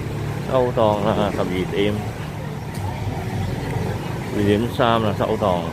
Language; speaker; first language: Chinese; early bilingual, heritage; Cantonese